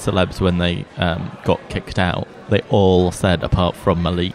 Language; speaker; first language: English; native; English